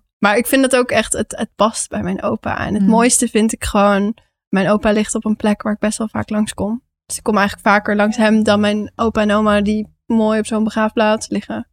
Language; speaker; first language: Dutch; native; Dutch